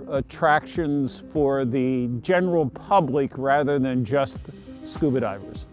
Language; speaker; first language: English; native; English